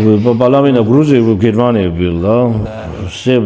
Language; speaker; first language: Russian; non-native, fluent; Georgian